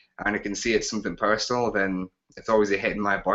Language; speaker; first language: English; native; English